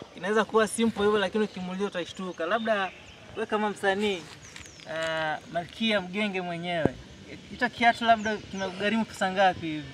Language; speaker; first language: Swahili; native; Swahili